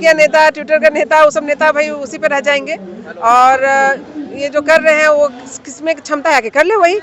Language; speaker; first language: Hindi; native; Hindi